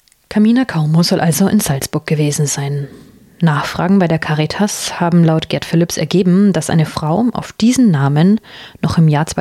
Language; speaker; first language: German; native; German